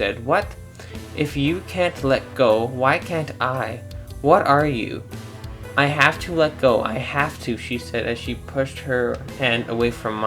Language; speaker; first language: English; native; English